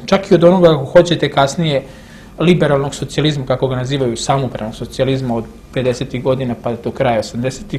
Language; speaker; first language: Serbian; native; Serbian